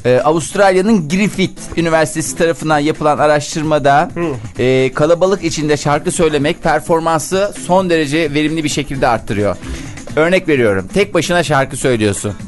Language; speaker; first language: Turkish; native; Turkish